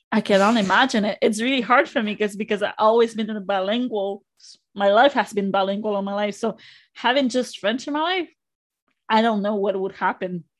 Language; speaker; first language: English; non-native, fluent; Spanish